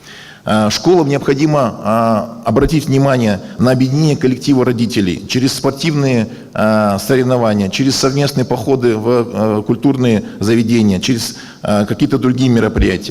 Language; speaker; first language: Russian; native; Russian